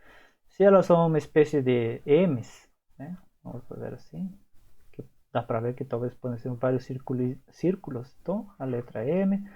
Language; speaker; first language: Portuguese; native; Portuguese